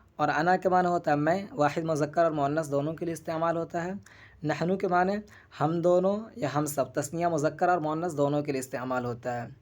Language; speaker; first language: Urdu; native; Urdu